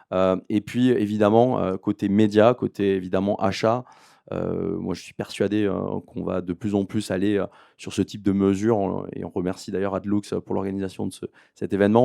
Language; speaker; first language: French; native; French